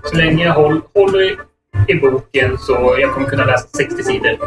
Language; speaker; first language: Swedish; native; Swedish